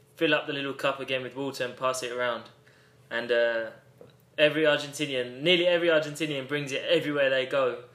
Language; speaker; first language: English; native; English